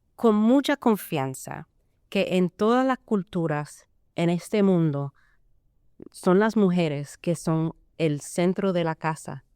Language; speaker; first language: Spanish; early bilingual, heritage; Spanish